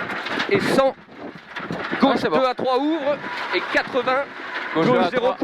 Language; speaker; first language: French; native; French